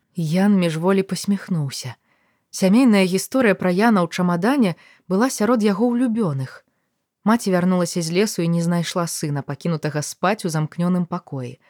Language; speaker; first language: Belarusian; native; Belarusian